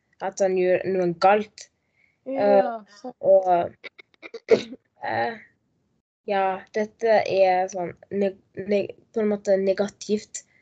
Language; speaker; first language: Norwegian; non-native, learner; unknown